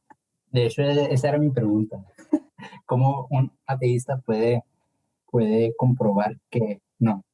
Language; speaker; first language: Spanish; early bilingual, heritage; English